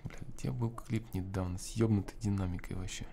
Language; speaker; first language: Russian; native; Russian